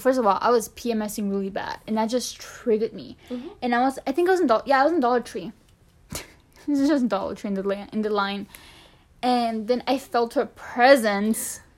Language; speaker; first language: English; non-native, fluent; Spanish